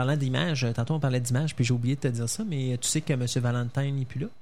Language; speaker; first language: French; native; French